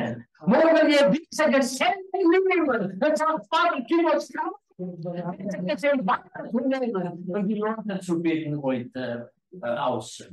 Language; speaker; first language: German; non-native, learner; Afrikaans